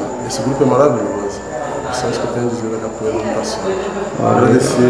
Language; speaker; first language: Portuguese; native; Portuguese